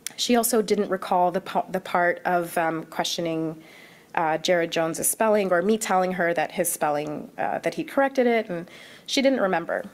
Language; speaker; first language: English; early bilingual, other home language; Arabic